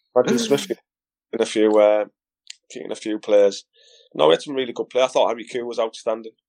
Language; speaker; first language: English; native; English